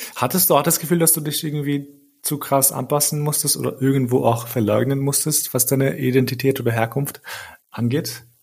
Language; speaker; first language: German; early bilingual, other home language; Albanian